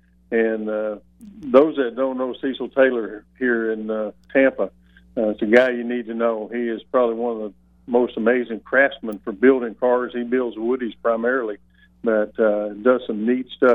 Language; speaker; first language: English; native; English